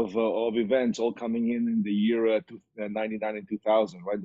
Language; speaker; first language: English; non-native, fluent; Hebrew